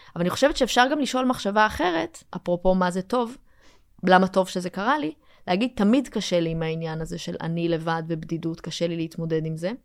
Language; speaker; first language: Hebrew; early bilingual, other home language; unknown